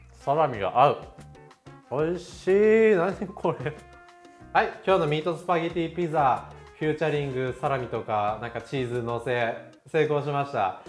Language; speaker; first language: Japanese; non-native, fluent; Filipino